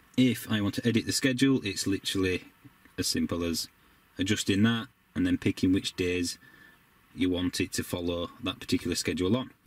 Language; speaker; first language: English; native; English